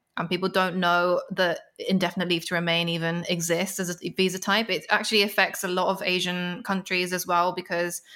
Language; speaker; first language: English; native; English